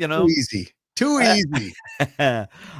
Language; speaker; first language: English; native; English